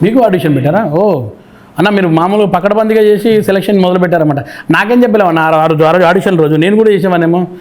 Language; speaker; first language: Telugu; native; Telugu